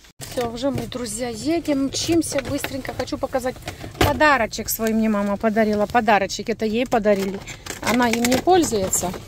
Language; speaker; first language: Russian; non-native, local second language; Ukrainian